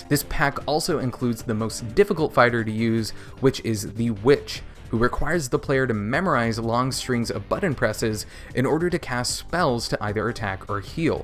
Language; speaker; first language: English; native; English